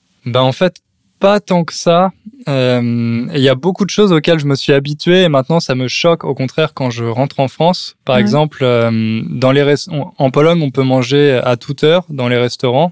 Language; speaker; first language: French; native; French